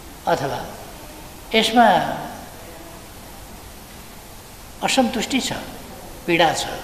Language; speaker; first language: Nepali; native; Nepali